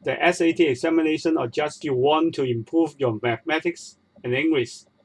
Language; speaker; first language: English; non-native, local second language; Chinese